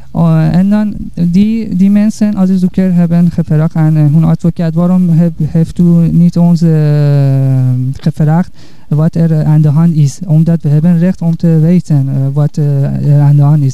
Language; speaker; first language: Dutch; non-native, learner; Persian